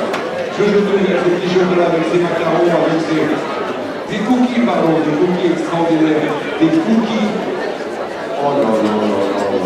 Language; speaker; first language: French; native; French